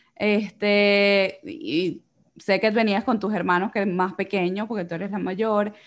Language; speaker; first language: Spanish; native; Spanish